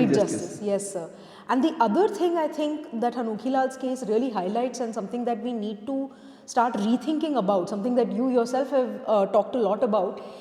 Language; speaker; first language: English; non-native, local second language; Hindi